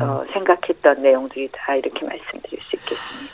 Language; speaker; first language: Korean; native; Korean